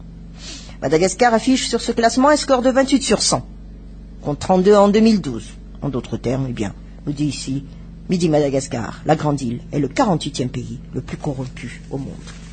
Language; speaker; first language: French; non-native, local second language; Malagasy